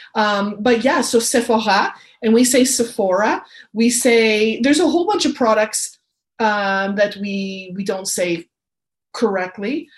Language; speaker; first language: English; native; English